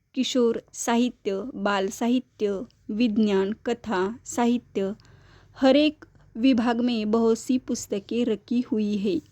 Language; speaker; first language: Hindi; non-native, local second language; Marathi